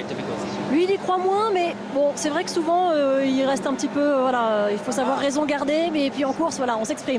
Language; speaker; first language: French; native; French